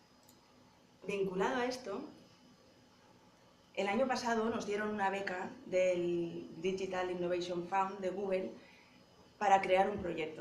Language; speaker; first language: Spanish; native; Spanish